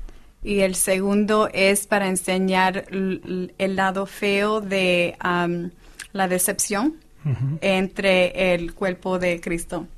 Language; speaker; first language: Spanish; non-native, fluent; English